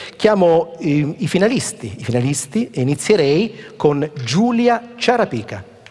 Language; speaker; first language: Italian; native; Italian